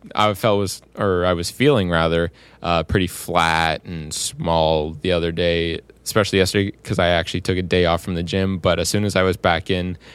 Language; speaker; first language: English; native; English